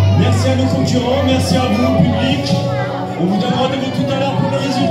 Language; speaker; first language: French; native; French